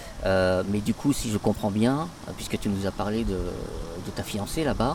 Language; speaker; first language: French; native; French